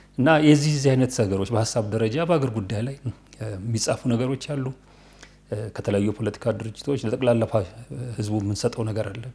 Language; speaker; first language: Amharic; native; Amharic